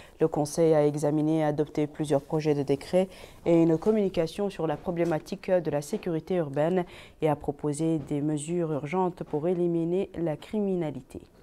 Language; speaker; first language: French; non-native, local second language; Arabic